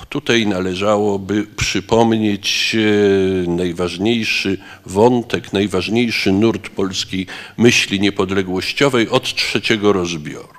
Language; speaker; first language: Polish; native; Polish